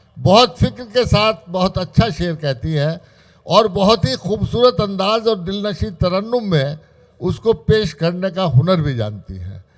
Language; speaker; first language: Urdu; native; Urdu